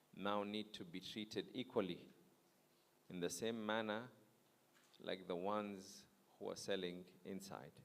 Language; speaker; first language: English; non-native, local second language; Swahili